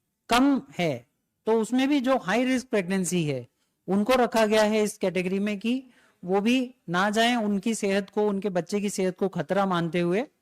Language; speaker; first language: Hindi; native; Hindi